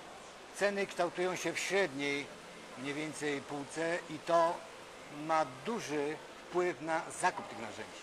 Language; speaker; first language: Polish; native; Polish